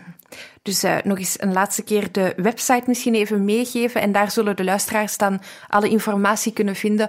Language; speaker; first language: Dutch; native; Dutch